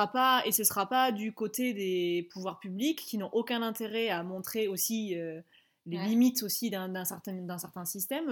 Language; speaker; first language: French; native; French